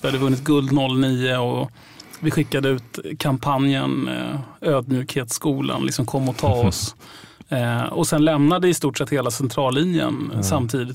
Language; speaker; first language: Swedish; native; Swedish